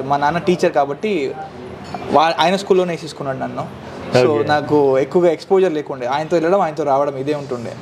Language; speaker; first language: Telugu; native; Telugu